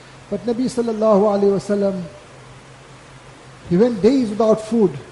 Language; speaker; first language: English; native; English